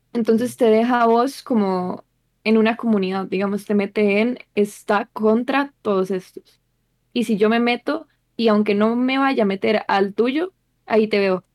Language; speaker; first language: Spanish; native; Spanish